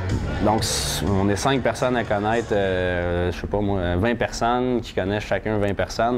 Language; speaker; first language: French; native; French